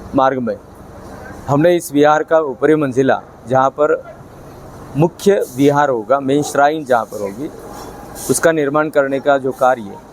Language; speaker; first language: Hindi; non-native, local second language; Marathi